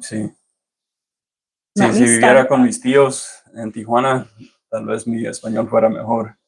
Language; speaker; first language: Spanish; early bilingual, heritage; Spanish